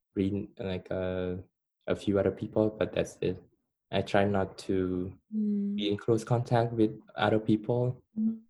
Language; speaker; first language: English; non-native, fluent; Khmer